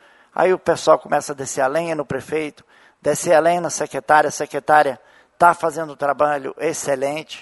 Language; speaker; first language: Portuguese; native; Portuguese